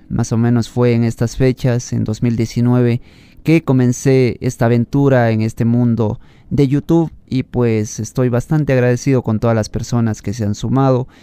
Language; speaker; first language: Spanish; native; Spanish